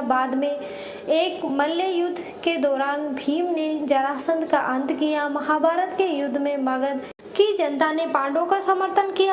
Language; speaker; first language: Hindi; native; Hindi